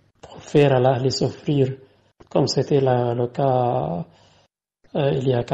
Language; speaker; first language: French; non-native, fluent; Arabic